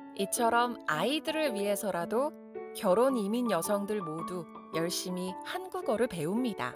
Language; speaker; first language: Korean; native; Korean